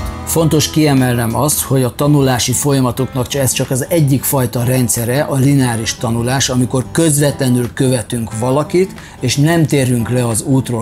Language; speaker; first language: Hungarian; native; Hungarian